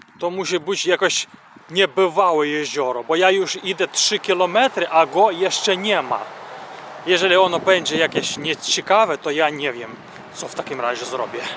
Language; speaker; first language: Polish; non-native, fluent; Russian